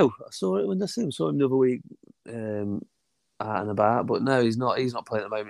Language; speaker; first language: English; native; English